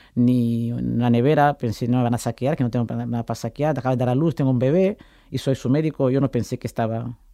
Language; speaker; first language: Spanish; non-native, fluent; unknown